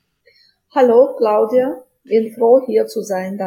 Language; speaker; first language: German; non-native, fluent; Ukrainian